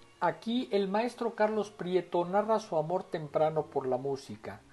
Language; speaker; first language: Spanish; native; Spanish